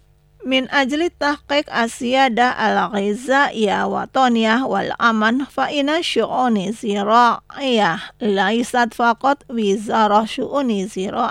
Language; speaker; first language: Arabic; non-native, learner; Indonesian